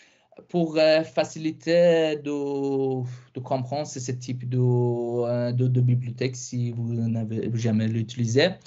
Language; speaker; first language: French; non-native, fluent; Persian